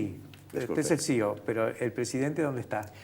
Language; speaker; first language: Spanish; native; Spanish